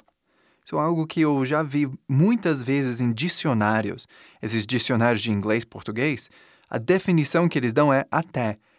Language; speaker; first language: Portuguese; non-native, fluent; English